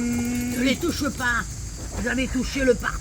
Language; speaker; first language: French; non-native, learner; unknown